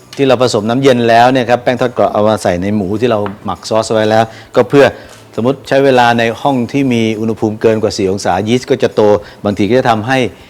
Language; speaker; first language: Thai; native; Thai